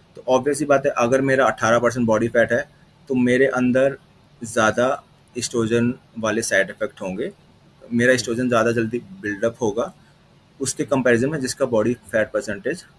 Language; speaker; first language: Hindi; native; Hindi